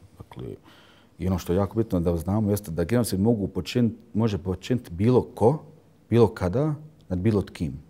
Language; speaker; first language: Bosnian; early bilingual, heritage; Bosnian